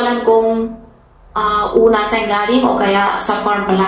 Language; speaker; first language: Filipino; non-native, learner; Chinese